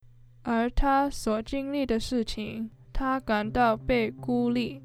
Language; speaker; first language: Chinese; early bilingual, heritage; Chinese